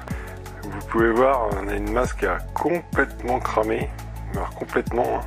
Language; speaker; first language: French; native; French